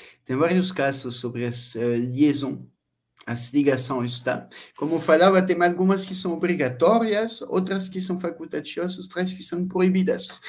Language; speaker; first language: Portuguese; non-native, fluent; French